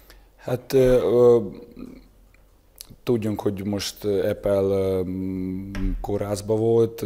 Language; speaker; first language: Hungarian; non-native, fluent; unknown